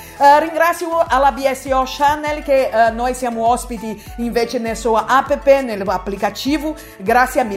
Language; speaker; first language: Italian; non-native, fluent; Portuguese